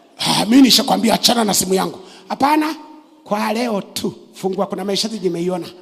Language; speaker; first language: Swahili; native; Swahili